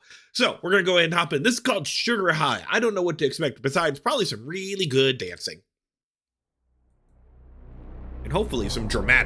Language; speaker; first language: English; native; English